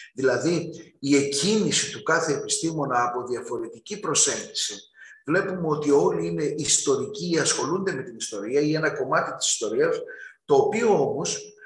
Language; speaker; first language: Greek; native; Greek